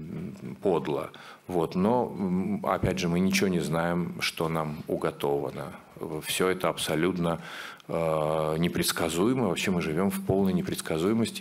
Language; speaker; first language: Russian; native; Russian